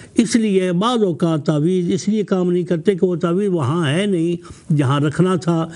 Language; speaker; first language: Urdu; non-native, local second language; Punjabi